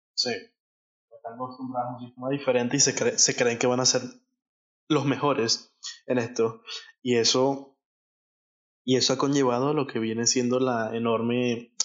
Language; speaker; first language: Spanish; native; Spanish